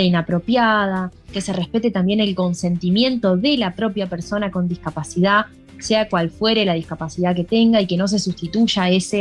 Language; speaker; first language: Spanish; native; Spanish